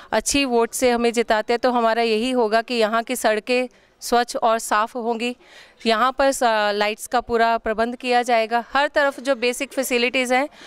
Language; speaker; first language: Hindi; native; Hindi